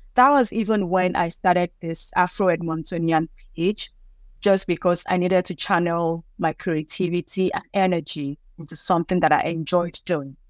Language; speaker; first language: English; non-native, local second language; Yoruba